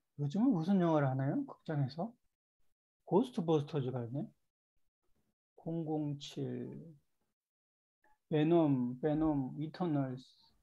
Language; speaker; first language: Korean; native; Korean